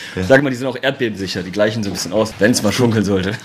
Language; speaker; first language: German; native; German